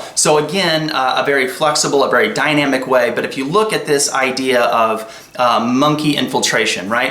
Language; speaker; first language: English; native; English